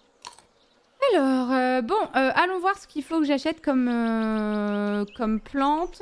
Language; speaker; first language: French; native; French